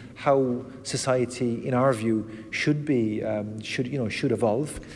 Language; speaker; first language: English; native; English